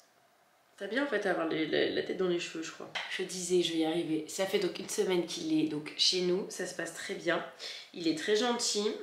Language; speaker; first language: French; native; French